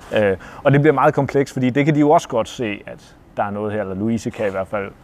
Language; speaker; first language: Danish; native; Danish